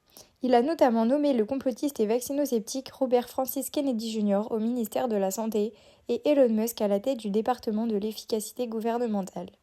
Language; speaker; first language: French; native; French